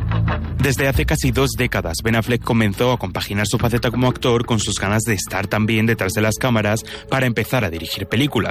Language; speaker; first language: Spanish; native; Spanish